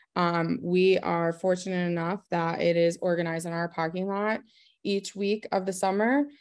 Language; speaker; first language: English; native; English